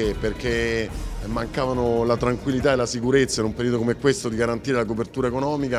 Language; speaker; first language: Italian; native; Italian